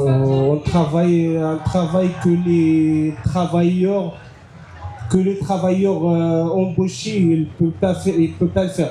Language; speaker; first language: French; non-native, learner; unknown